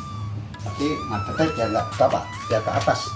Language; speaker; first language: Indonesian; non-native, local second language; Javanese